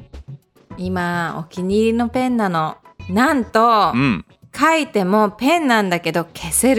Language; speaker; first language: Japanese; native; Japanese